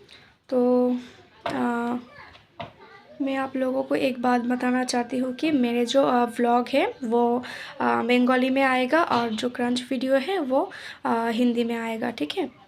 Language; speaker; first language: Hindi; non-native, local second language; Bangla